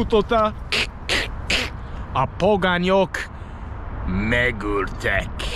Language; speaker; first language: Hungarian; non-native, learner; English